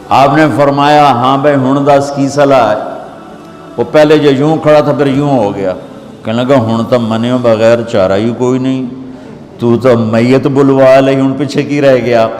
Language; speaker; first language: Urdu; non-native, local second language; Punjabi